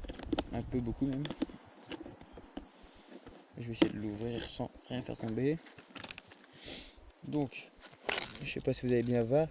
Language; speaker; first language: French; native; French